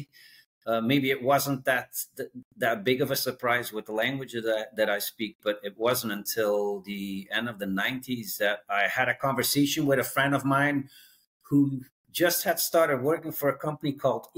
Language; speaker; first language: English; non-native, fluent; Dutch